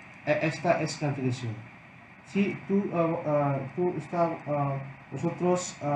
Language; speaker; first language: Spanish; non-native, learner; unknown